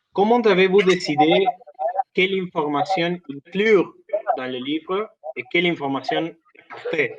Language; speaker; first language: French; non-native, learner; Spanish